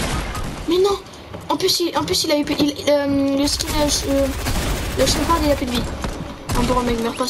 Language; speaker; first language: French; native; French